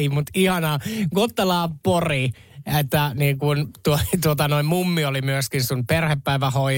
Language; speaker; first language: Finnish; native; Finnish